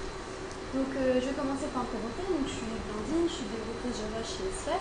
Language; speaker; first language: French; native; French